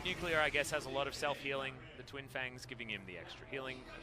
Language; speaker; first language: English; native; English